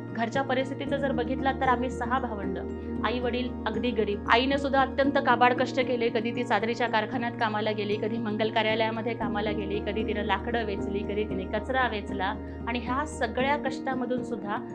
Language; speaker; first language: Marathi; non-native, local second language; Telugu